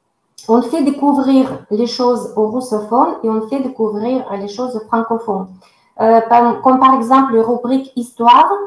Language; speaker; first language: French; non-native, fluent; Russian